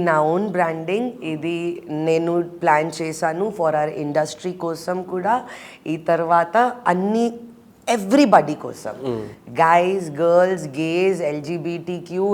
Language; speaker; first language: Telugu; non-native, learner; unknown